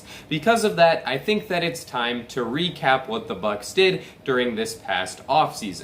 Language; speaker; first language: English; native; English